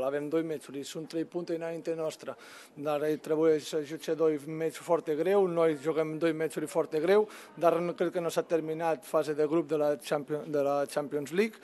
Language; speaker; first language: Romanian; non-native, learner; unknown